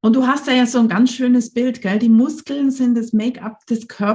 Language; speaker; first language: German; native; German